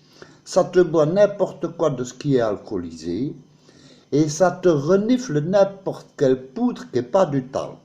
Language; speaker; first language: French; native; French